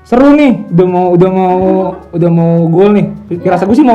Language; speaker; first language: Indonesian; native; Indonesian